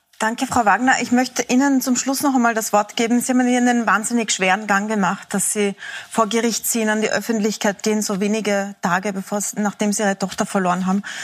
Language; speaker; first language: German; native; German